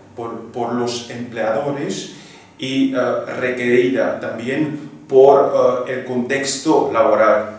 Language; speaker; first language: Spanish; non-native, fluent; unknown